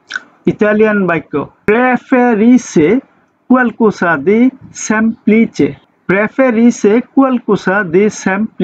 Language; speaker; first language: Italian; non-native, fluent; Bangla